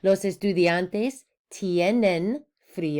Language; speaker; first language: Spanish; non-native, fluent; English